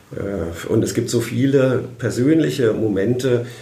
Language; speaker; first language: German; native; German